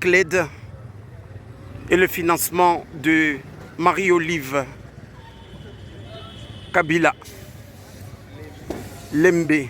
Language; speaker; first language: French; non-native, local second language; Swahili